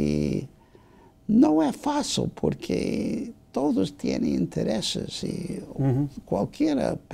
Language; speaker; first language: Portuguese; non-native, fluent; English